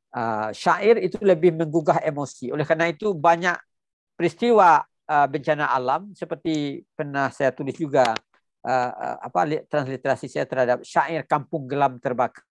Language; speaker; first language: Indonesian; non-native, local second language; Minangkabau